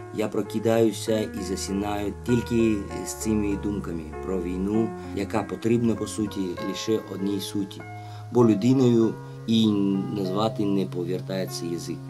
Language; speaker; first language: Ukrainian; non-native, fluent; Russian